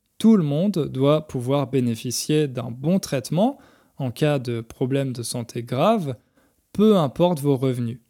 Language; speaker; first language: French; native; French